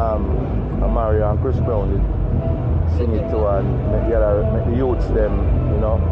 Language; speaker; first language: English; non-native, local second language; Jamaican Creole English